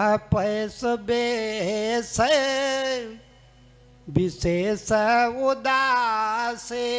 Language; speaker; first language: Hindi; native; Hindi